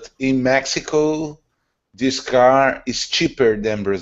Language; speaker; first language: English; non-native, learner; Portuguese